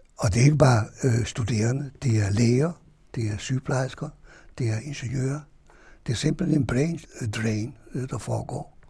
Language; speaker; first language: Danish; non-native, fluent; Hungarian